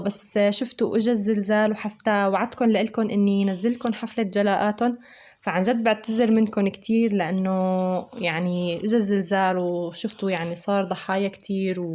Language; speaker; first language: Arabic; native; Arabic